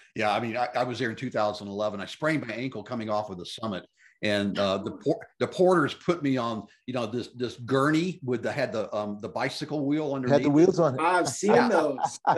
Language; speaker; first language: English; native; English